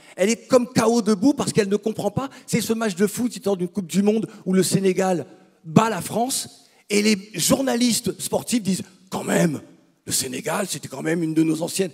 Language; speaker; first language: French; native; French